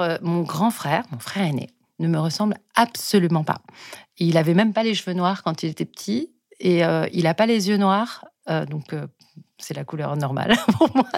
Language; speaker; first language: French; native; French